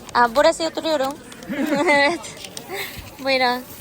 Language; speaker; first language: Turkish; non-native, learner; Spanish